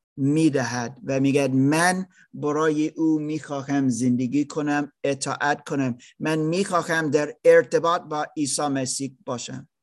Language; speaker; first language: Persian; non-native, learner; German